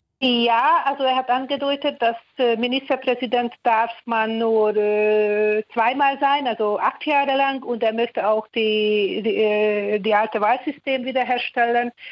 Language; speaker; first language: German; non-native, fluent; Hungarian